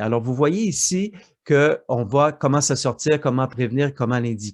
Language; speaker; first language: French; native; French